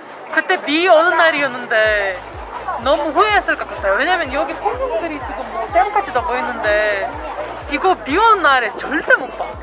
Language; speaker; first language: Korean; non-native, fluent; Lithuanian